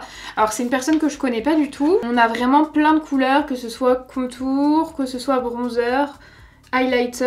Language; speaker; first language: French; native; French